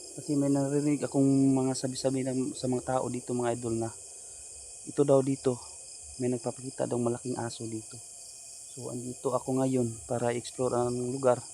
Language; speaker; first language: Filipino; non-native, local second language; Cebuano